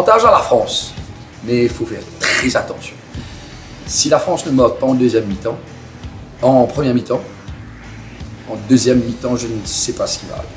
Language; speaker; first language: French; non-native, local second language; Morisyen